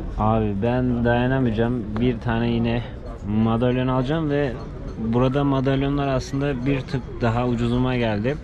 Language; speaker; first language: Turkish; native; Turkish